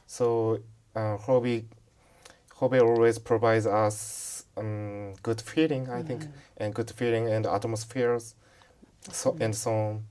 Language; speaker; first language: English; non-native, learner; Japanese